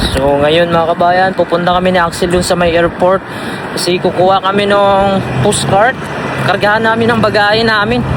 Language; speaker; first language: Filipino; non-native, local second language; Cebuano